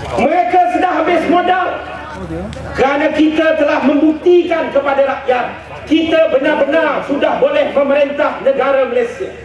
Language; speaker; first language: Malay; native; Malay